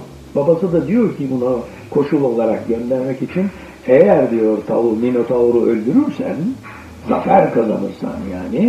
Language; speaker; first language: Turkish; native; Turkish